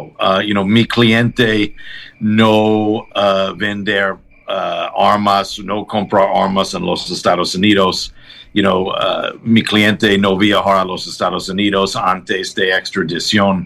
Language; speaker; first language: Spanish; non-native, learner; English